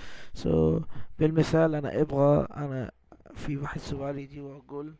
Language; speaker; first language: Arabic; non-native, learner; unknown